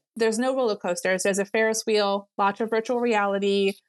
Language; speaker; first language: English; native; English